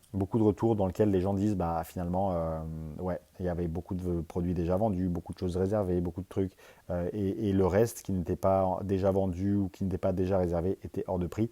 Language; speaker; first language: French; native; French